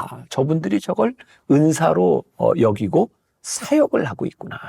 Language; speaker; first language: Korean; native; Korean